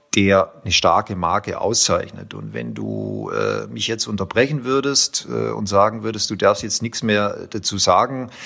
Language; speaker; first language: German; native; German